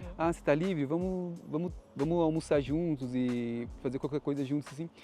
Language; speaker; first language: Portuguese; native; Portuguese